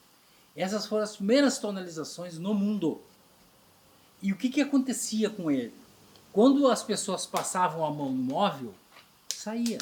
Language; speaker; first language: Portuguese; native; Portuguese